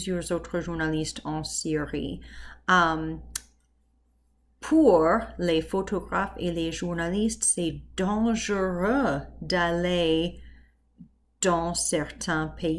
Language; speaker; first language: French; non-native, fluent; English